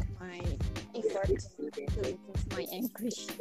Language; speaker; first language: English; non-native, learner; Indonesian